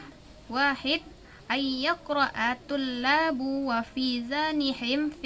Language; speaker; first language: Arabic; non-native, learner; Indonesian